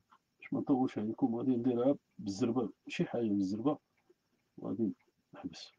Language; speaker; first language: Arabic; native; Arabic